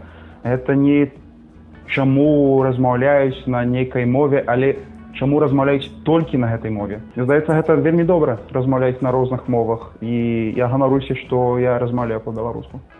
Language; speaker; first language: Belarusian; non-native, fluent; Portuguese